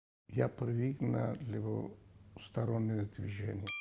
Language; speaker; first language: Russian; non-native, fluent; Greek